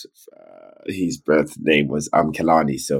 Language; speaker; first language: English; early bilingual, other home language; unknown